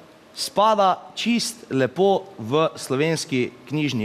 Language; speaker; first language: Slovenian; native; Slovenian